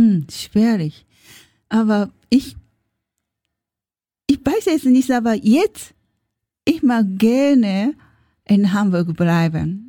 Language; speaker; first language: German; non-native, learner; Japanese